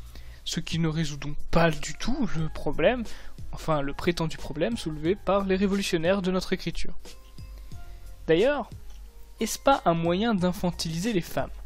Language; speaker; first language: French; native; French